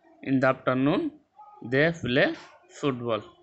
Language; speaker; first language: English; non-native, local second language; Bangla